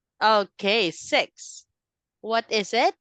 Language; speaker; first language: English; non-native, fluent; Filipino